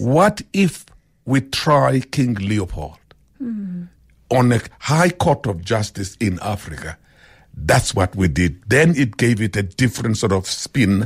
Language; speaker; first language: English; non-native, local second language; Xhosa